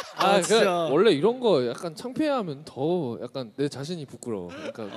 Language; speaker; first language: Korean; native; Korean